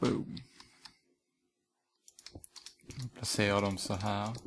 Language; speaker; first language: Swedish; native; Swedish